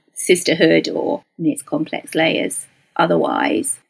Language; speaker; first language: English; native; English